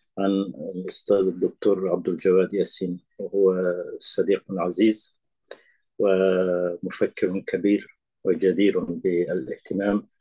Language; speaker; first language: Arabic; non-native, fluent; Persian